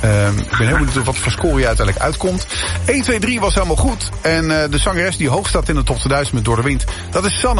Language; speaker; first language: Dutch; native; Dutch